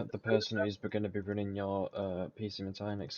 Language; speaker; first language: English; native; English